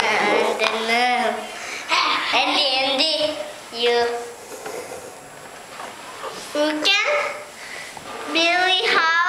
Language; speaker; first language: English; non-native, learner; Korean